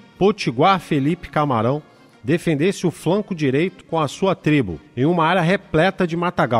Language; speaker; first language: Portuguese; native; Portuguese